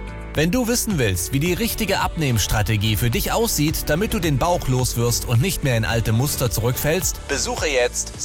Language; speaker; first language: German; native; German